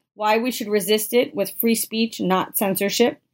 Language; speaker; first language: English; native; English